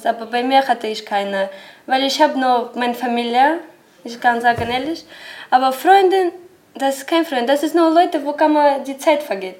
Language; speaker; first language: German; non-native, learner; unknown